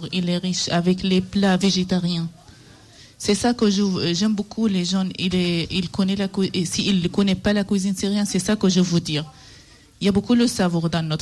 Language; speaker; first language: French; non-native, learner; Arabic